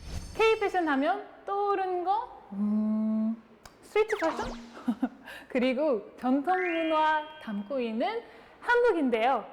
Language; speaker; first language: Korean; non-native, fluent; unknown